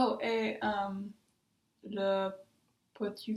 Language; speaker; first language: French; non-native, learner; English